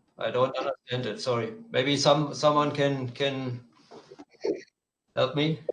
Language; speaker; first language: English; non-native, fluent; German